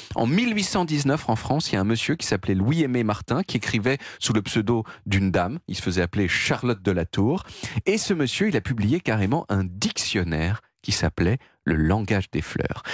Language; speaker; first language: French; native; French